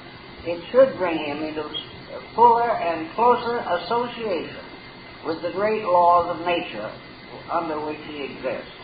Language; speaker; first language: English; native; English